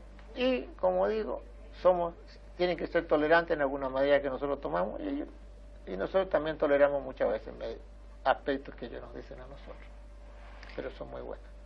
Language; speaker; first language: Spanish; native; Spanish